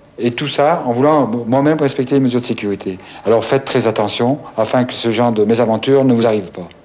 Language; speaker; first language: French; native; French